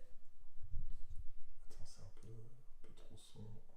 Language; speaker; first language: French; native; French